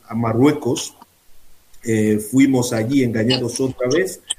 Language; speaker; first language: Spanish; non-native, fluent; Igbo